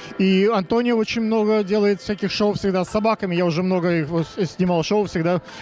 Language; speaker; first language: Russian; native; Russian